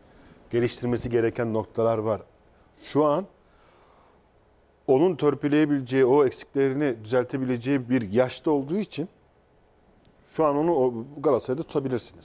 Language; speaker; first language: Turkish; native; Turkish